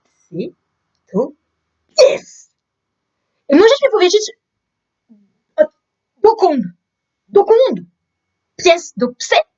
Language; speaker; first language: Polish; non-native, learner; French